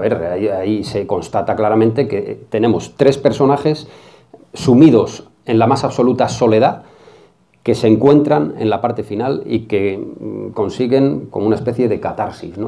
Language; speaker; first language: Spanish; native; Spanish